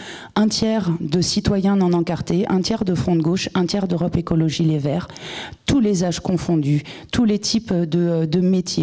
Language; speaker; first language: French; native; French